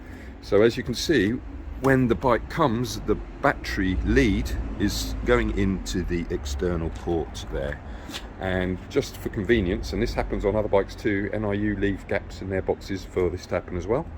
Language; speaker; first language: English; native; English